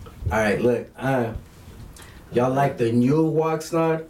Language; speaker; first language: English; early bilingual, other home language; Spanish